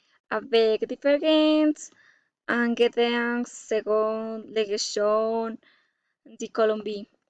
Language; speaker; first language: French; non-native, learner; Spanish